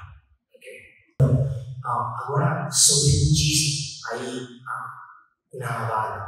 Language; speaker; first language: Portuguese; non-native, fluent; Chinese